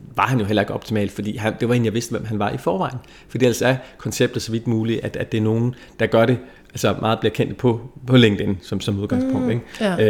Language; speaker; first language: Danish; native; Danish